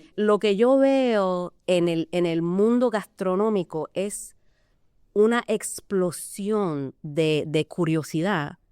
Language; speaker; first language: Spanish; early bilingual, heritage; Spanish